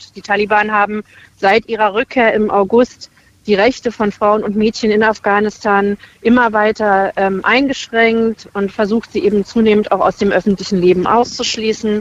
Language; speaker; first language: German; native; German